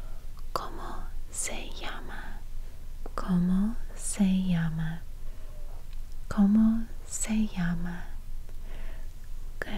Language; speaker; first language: Spanish; non-native, learner; Russian